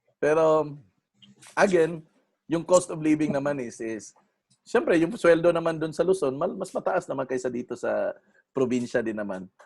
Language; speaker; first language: Filipino; non-native, local second language; Cebuano